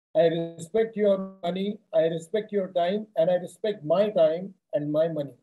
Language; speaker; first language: English; non-native, local second language; Marathi